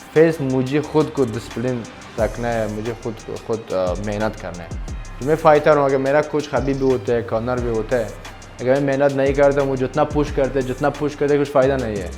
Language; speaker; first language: Hindi; non-native, learner; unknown